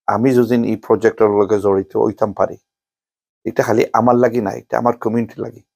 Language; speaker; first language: Bangla; early bilingual, other home language; Sylheti